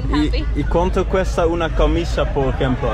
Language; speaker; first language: Spanish; non-native, learner; Dutch